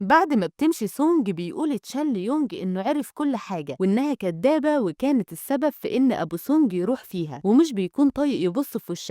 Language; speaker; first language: Arabic; native; Arabic